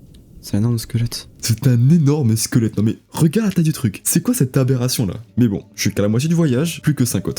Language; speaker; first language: French; native; French